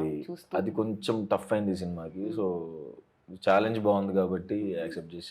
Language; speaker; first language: Telugu; native; Telugu